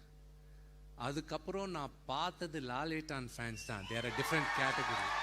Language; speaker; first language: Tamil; non-native, local second language; Telugu